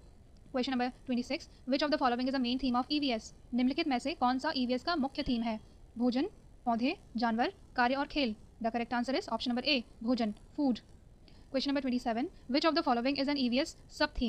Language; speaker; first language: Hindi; native; Hindi